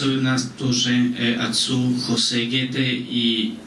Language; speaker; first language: Russian; non-native, fluent; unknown